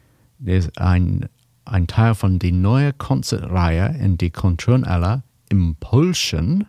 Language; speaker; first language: German; non-native, learner; English